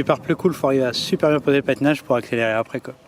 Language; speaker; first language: French; native; French